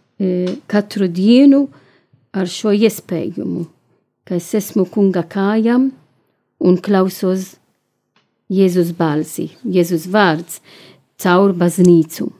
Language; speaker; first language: Latvian; non-native, learner; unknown